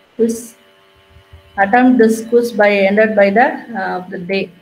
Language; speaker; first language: English; non-native, local second language; Tamil